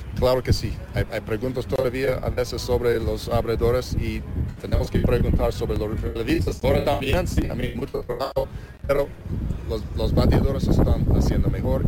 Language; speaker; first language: Spanish; non-native, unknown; English